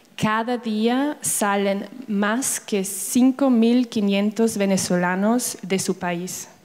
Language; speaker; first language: Spanish; non-native, fluent; German